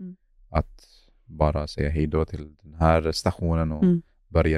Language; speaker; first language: Swedish; non-native, fluent; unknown